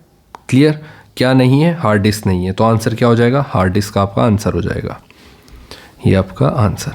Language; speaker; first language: Hindi; native; Hindi